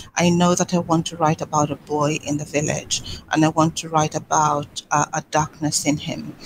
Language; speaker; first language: English; non-native, local second language; Swahili